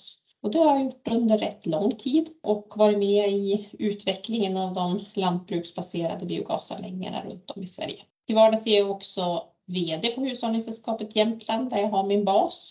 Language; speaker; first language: Swedish; native; Swedish